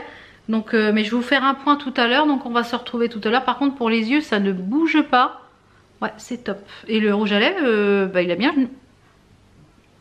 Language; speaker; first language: French; native; French